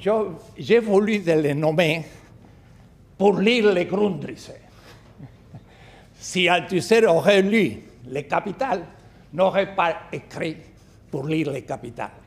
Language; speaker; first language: French; non-native, fluent; Spanish